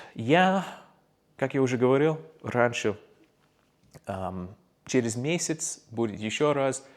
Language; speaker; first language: Russian; non-native, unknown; English